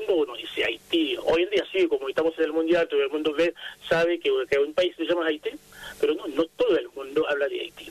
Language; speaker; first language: Spanish; non-native, fluent; Haitian Creole